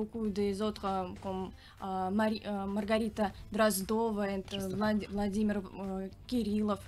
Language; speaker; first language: French; non-native, learner; Russian